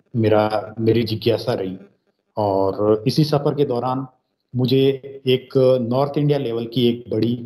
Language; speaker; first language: Hindi; native; Hindi